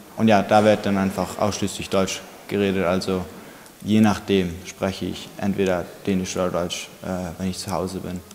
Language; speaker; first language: German; native; German